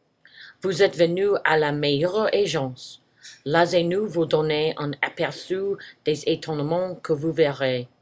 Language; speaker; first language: French; non-native, learner; English